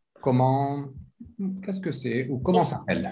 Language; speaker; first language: French; non-native, fluent; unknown